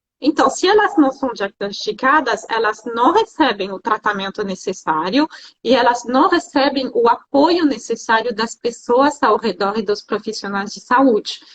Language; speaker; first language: Portuguese; non-native, fluent; French